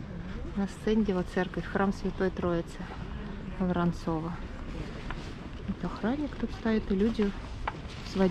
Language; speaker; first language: Russian; native; Russian